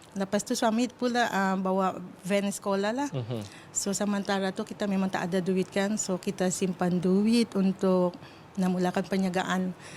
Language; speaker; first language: Malay; non-native, fluent; Filipino